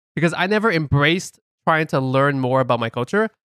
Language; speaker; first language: English; native; English